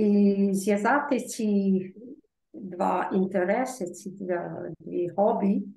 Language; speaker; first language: Ukrainian; early bilingual, heritage; Ukrainian